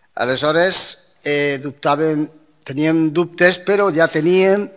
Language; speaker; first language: Catalan; non-native, local second language; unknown